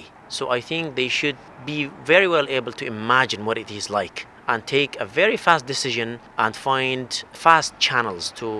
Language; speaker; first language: English; non-native, fluent; Arabic